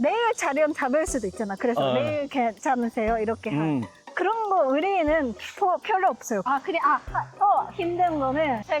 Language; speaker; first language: Korean; non-native, fluent; Japanese